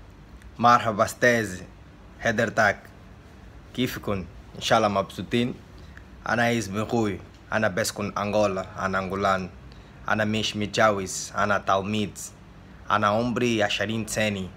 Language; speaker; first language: Arabic; non-native, learner; Portuguese